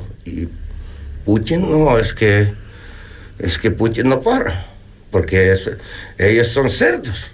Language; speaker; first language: Spanish; non-native, learner; Ukrainian